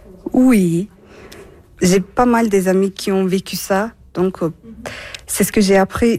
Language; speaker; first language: French; non-native, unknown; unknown